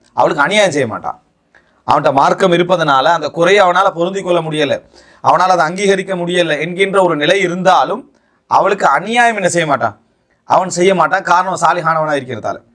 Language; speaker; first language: Tamil; native; Tamil